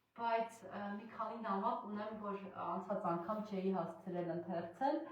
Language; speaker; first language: Armenian; native; Armenian